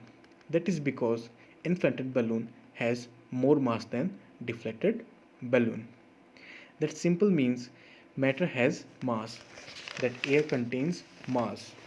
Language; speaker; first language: English; non-native, local second language; Hindi